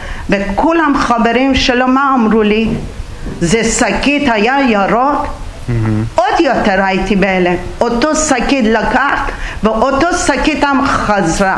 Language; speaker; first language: Hebrew; non-native, learner; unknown